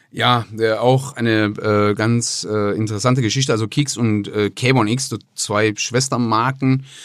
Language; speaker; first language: German; non-native, fluent; Persian